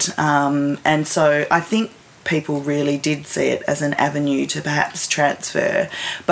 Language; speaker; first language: English; native; English